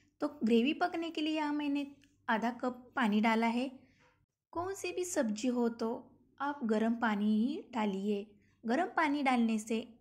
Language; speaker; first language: Hindi; non-native, local second language; Marathi